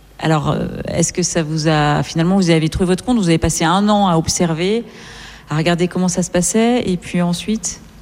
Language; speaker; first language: French; native; French